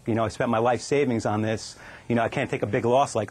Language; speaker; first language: English; native; English